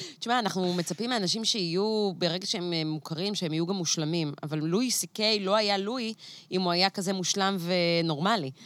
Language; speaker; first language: Hebrew; native; Hebrew